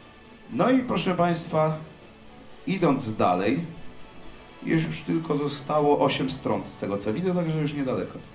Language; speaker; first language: Polish; native; Polish